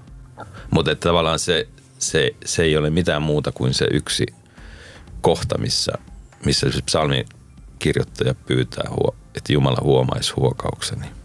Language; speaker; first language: Finnish; native; Finnish